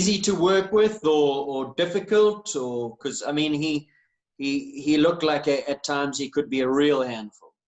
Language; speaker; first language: English; native; English